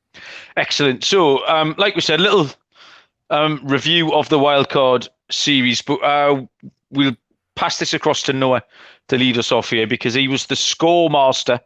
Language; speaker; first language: English; native; English